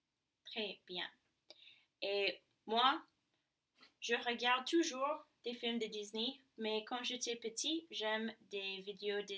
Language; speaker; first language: French; non-native, learner; English